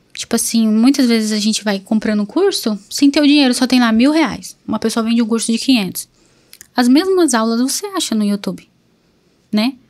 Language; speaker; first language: Portuguese; native; Portuguese